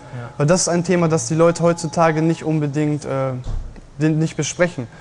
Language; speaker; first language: German; native; German